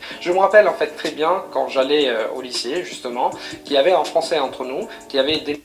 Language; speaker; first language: French; non-native, fluent; Italian